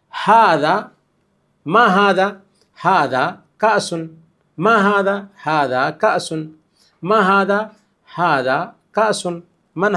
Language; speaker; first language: Arabic; non-native, fluent; Urdu